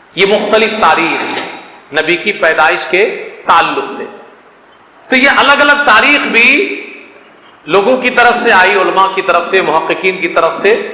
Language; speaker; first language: Urdu; native; Urdu